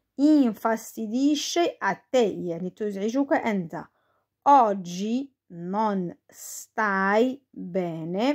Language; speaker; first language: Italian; non-native, fluent; Arabic